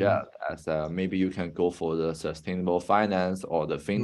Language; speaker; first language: English; non-native, fluent; Chinese